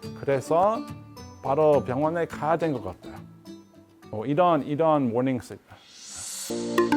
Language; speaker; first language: Korean; non-native, learner; English